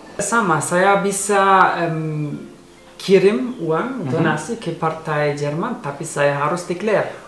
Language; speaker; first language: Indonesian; non-native, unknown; German